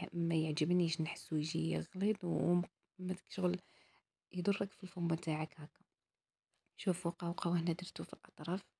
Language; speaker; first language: Arabic; native; Arabic